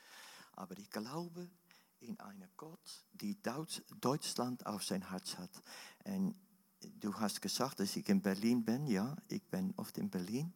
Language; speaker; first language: German; non-native, learner; Dutch